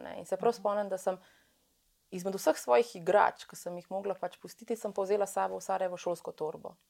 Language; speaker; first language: Slovenian; early bilingual, other home language; Serbian